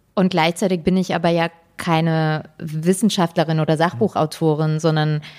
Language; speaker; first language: German; native; German